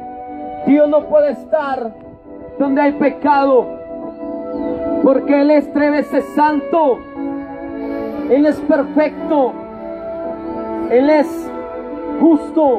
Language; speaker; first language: Spanish; native; Spanish